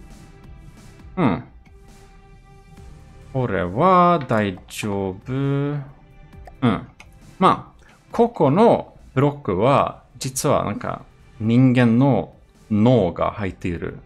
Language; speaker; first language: Japanese; non-native, learner; Swedish